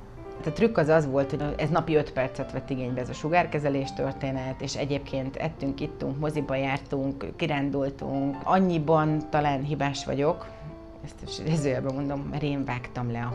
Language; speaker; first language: Hungarian; native; Hungarian